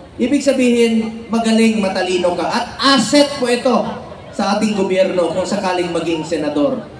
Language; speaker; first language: Filipino; non-native, local second language; Cebuano